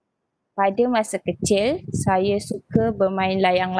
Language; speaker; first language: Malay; non-native, learner; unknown